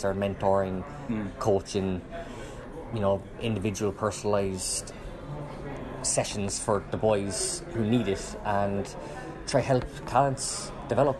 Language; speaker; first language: English; native; English